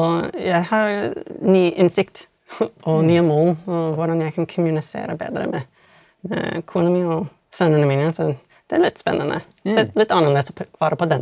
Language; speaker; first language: Swedish; non-native, fluent; English